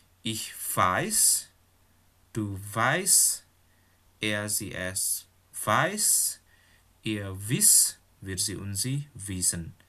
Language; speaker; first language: German; non-native, fluent; Indonesian